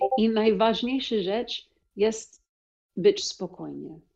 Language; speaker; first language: Polish; non-native, learner; English